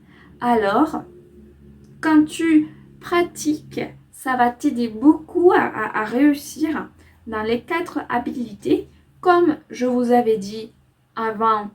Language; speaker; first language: French; non-native, fluent; Spanish